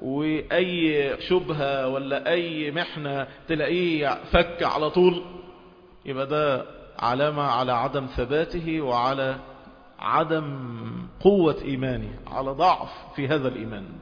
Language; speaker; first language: Arabic; native; Arabic